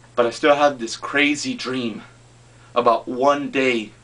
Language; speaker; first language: English; native; English